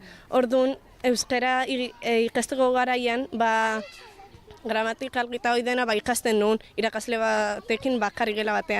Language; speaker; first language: Basque; early bilingual, other home language; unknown